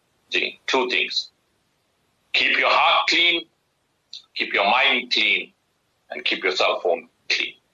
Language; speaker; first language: English; native; English